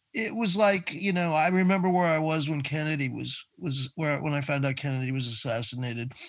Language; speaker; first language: English; native; English